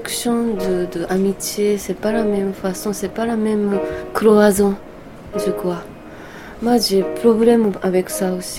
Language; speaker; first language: French; non-native, learner; Japanese